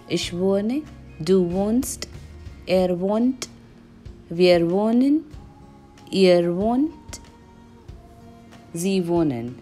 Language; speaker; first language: German; non-native, fluent; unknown